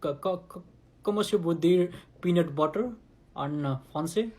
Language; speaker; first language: French; non-native, learner; Nepali